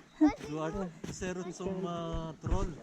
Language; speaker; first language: Norwegian; non-native, learner; Filipino